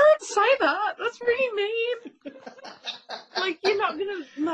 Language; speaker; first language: English; native; English